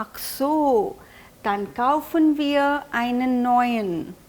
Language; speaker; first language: German; non-native, fluent; Hindi